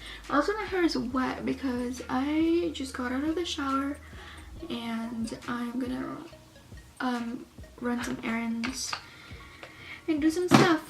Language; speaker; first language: English; native; English